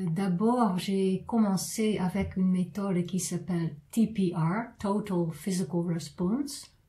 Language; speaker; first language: French; non-native, fluent; Dutch